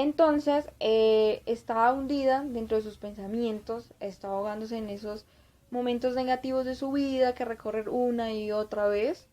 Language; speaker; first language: Spanish; native; Spanish